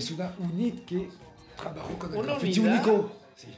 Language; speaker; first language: Spanish; non-native, learner; French